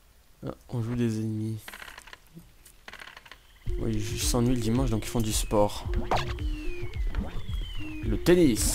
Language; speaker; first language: French; native; French